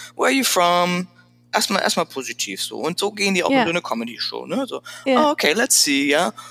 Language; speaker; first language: German; native; German